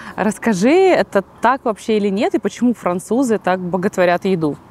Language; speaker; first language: Russian; native; Russian